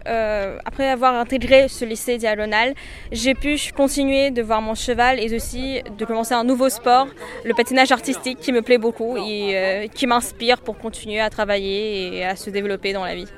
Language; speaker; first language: French; non-native, fluent; Russian